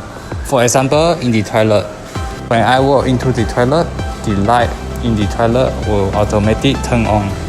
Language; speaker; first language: English; non-native, local second language; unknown